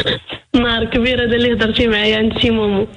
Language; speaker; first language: Arabic; native; Arabic